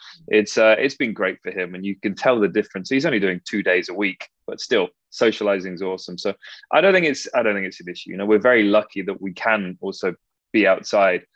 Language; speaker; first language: English; native; English